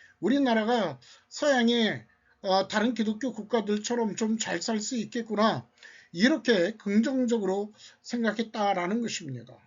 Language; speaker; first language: Korean; native; Korean